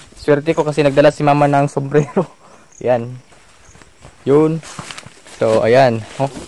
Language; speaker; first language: Filipino; non-native, local second language; Cebuano